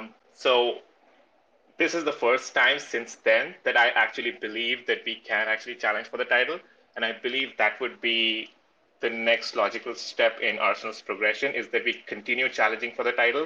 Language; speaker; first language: English; non-native, local second language; Hindi